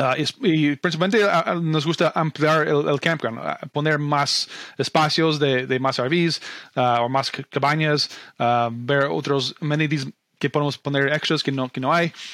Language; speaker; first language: Spanish; non-native, fluent; English